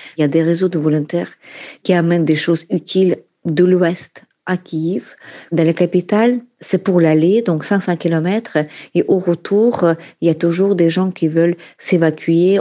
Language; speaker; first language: French; non-native, fluent; Ukrainian